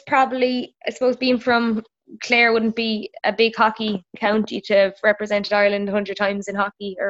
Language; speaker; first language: English; native; English